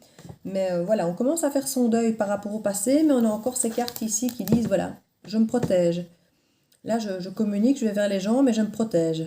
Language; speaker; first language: French; native; French